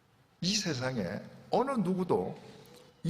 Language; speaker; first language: Korean; native; Korean